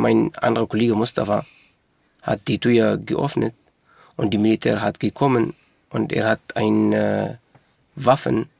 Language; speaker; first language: German; non-native, local second language; Arabic